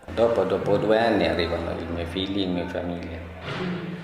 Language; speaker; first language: Italian; non-native, learner; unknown